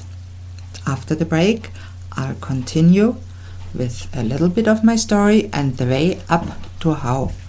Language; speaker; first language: English; non-native, fluent; German